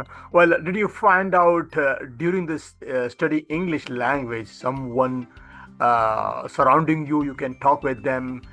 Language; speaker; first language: English; non-native, fluent; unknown